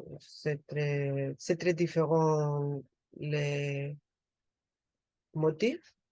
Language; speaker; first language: French; non-native, learner; Spanish